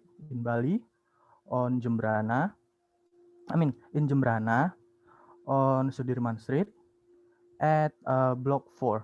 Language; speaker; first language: English; non-native, learner; Indonesian